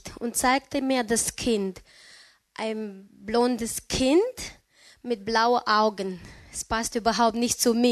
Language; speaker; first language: German; non-native, learner; Romanian